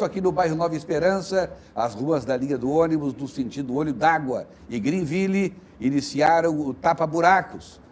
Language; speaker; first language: Portuguese; native; Portuguese